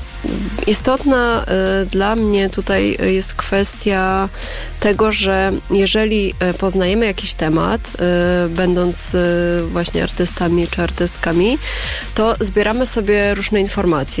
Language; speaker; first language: Polish; native; Polish